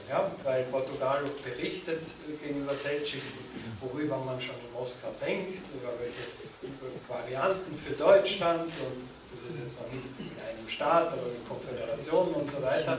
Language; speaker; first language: German; native; German